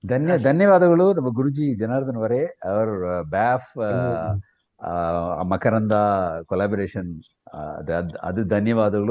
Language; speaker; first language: Kannada; non-native, learner; Tamil